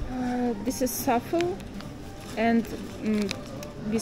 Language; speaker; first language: English; non-native, learner; Russian